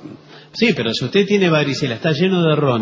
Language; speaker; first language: Spanish; native; Spanish